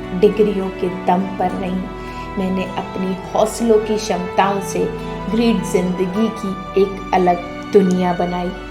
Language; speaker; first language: Hindi; native; Hindi